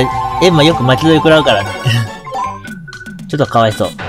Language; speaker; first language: Japanese; native; Japanese